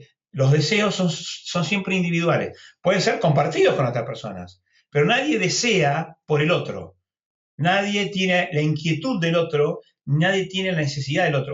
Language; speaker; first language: Spanish; native; Spanish